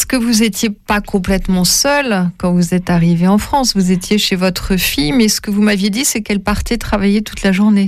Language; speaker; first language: French; native; French